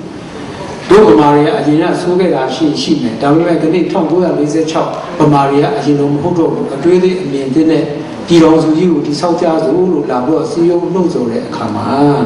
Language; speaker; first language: Burmese; non-native, local second language; Kachin